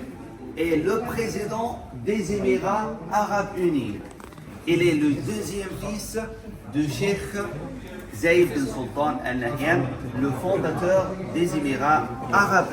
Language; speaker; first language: French; non-native, fluent; Arabic